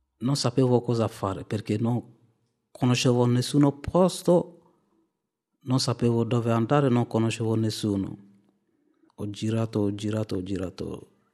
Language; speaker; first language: Italian; non-native, fluent; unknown